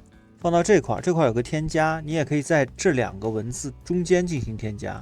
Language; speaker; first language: Chinese; native; Chinese